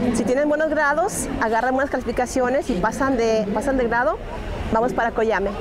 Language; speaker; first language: Spanish; early bilingual, heritage; Spanish